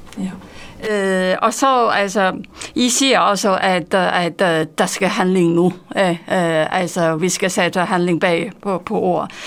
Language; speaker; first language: Danish; non-native, fluent; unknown